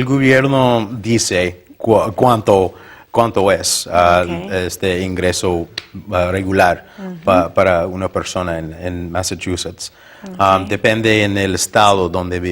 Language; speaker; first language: Spanish; non-native, learner; English